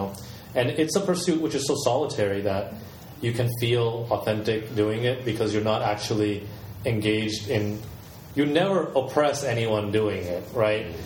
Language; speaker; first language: English; native; English